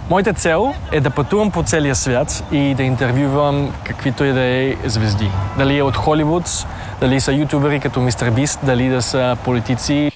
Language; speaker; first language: Bulgarian; early bilingual, heritage; Bulgarian